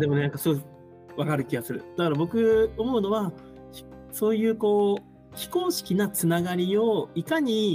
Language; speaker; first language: Japanese; native; Japanese